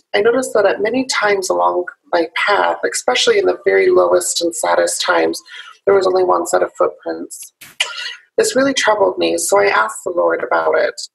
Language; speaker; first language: English; native; English